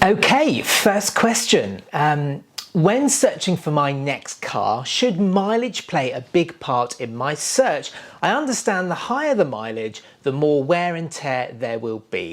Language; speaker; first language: English; native; English